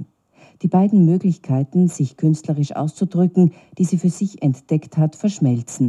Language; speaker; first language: German; native; German